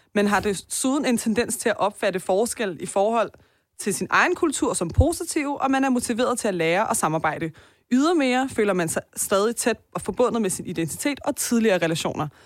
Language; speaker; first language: Danish; native; Danish